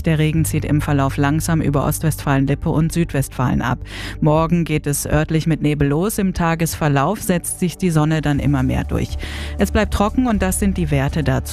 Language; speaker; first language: German; native; German